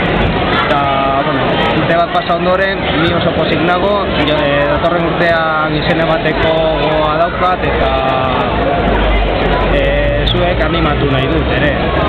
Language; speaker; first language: Basque; non-native, local second language; Spanish